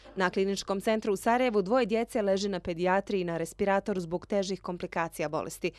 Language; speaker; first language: Croatian; native; Croatian